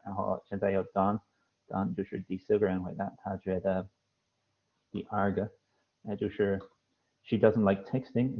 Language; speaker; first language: Chinese; non-native, fluent; English